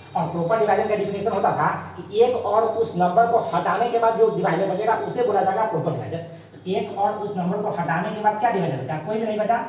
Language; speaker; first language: Hindi; native; Hindi